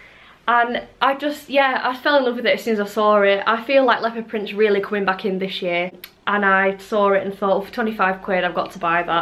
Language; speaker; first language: English; native; English